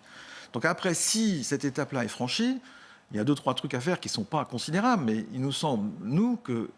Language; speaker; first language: French; native; French